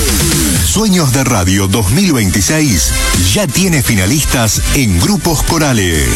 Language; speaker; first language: Spanish; native; Spanish